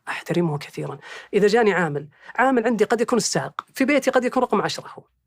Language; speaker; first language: Arabic; native; Arabic